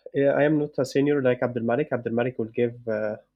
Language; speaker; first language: English; non-native, fluent; Arabic